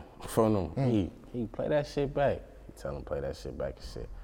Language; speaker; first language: English; native; English